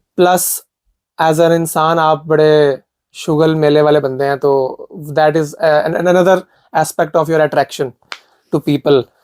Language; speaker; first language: Urdu; non-native, local second language; Punjabi